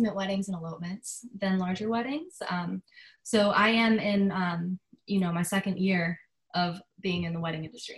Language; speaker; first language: English; native; English